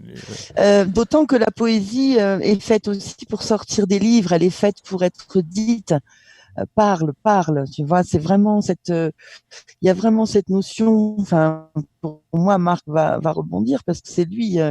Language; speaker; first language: French; native; French